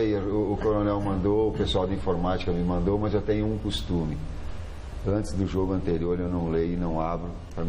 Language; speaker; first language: Portuguese; native; Portuguese